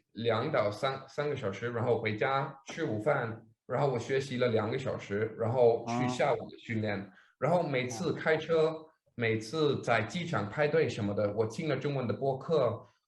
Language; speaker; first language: Chinese; non-native, fluent; Danish